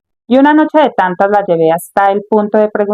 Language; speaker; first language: Spanish; native; Spanish